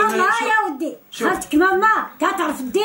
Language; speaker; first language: Arabic; non-native, local second language; Central Atlas Tamazight